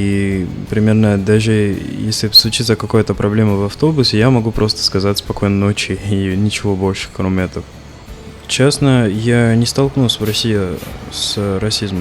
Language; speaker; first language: Russian; non-native, fluent; Arabic